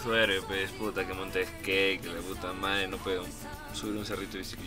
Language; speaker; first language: Spanish; native; Spanish